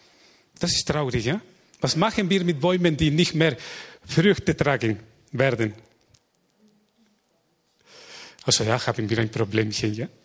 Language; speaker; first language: German; non-native, fluent; Spanish